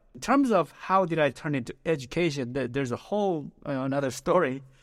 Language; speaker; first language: English; non-native, fluent; Korean